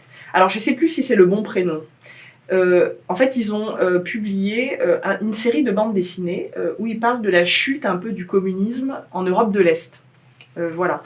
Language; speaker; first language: French; native; French